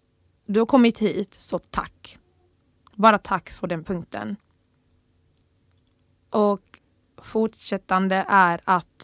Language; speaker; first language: Swedish; early bilingual, other home language; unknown